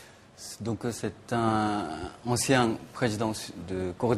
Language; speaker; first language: French; non-native, fluent; Korean